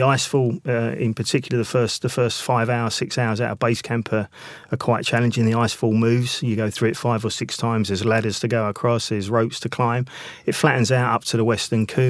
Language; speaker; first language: English; native; English